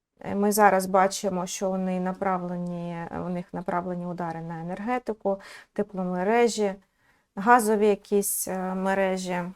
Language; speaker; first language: Ukrainian; native; Ukrainian